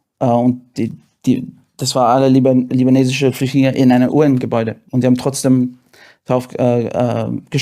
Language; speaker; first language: German; non-native, fluent; English